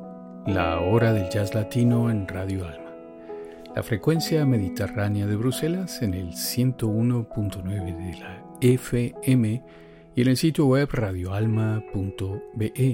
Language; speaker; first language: Spanish; native; Spanish